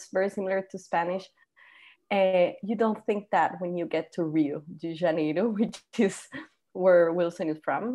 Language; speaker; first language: English; non-native, fluent; Spanish